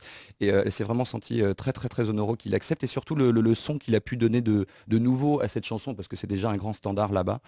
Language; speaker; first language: French; native; French